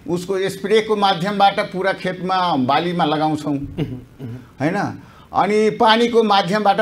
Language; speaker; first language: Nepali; non-native, local second language; Maithili